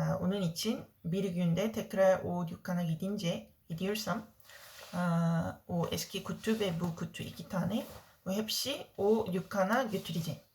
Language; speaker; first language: Turkish; non-native, learner; Korean